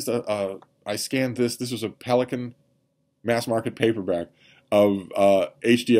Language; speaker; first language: English; native; English